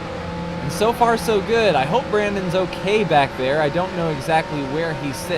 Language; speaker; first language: English; native; English